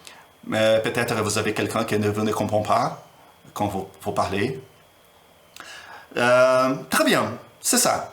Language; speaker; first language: French; non-native, learner; Portuguese